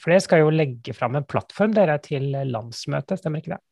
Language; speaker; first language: Norwegian; native; Norwegian